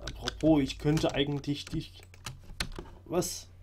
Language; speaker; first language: German; native; German